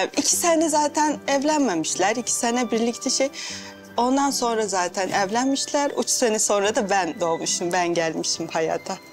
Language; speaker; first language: Turkish; non-native, fluent; Russian